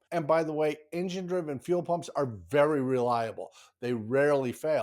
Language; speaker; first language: English; native; English